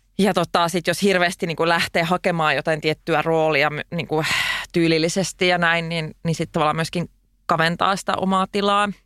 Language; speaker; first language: Finnish; non-native, local second language; Swedish